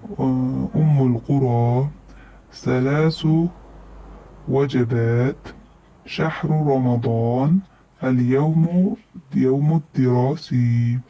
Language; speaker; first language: Arabic; non-native, fluent; Uzbek